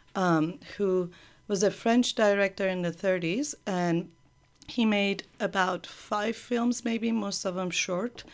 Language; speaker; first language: English; early bilingual, other home language; Persian